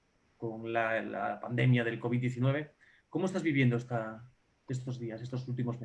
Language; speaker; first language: Spanish; native; Spanish